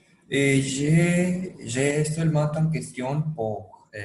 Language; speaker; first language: French; non-native, fluent; Spanish